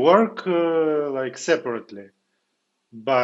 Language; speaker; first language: English; non-native, fluent; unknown